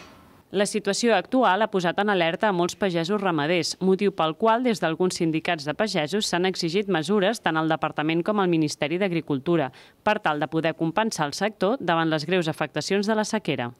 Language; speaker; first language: Catalan; native; Catalan